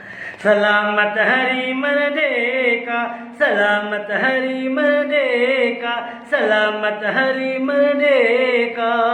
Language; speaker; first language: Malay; non-native, learner; Urdu